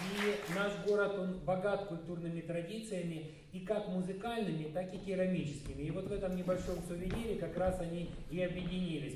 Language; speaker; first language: Russian; native; Russian